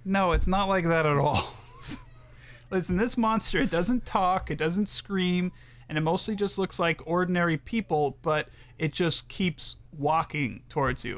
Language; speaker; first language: English; native; English